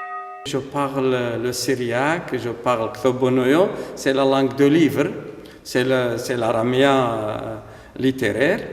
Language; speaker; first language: French; non-native, fluent; Aramaic